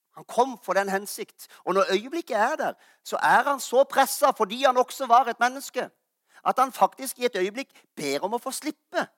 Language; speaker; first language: Norwegian; native; Norwegian